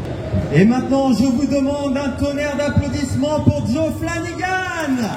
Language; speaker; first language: French; native; French